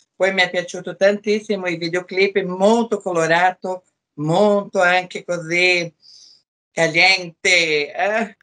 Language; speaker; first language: Italian; non-native, fluent; Portuguese